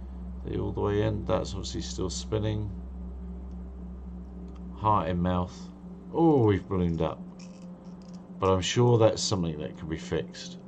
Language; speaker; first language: English; native; English